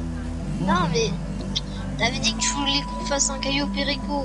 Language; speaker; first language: French; native; French